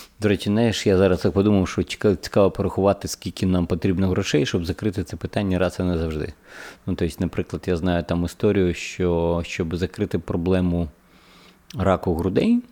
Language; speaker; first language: Ukrainian; native; Ukrainian